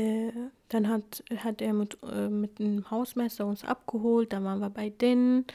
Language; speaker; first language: German; non-native, fluent; Kurdish